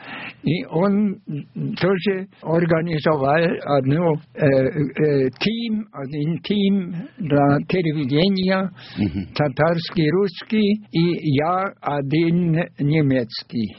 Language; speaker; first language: Russian; non-native, fluent; German